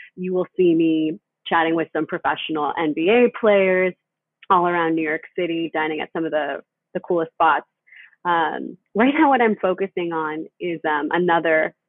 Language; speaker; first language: English; early bilingual, other home language; Spanish